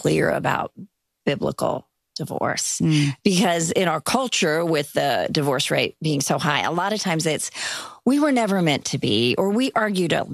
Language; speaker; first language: English; early bilingual, other home language; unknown